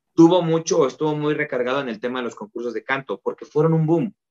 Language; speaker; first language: Spanish; native; Spanish